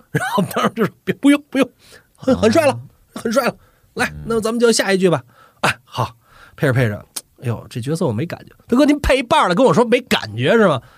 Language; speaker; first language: Chinese; native; Chinese